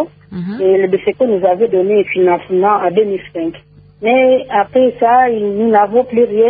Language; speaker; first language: French; non-native, local second language; Nande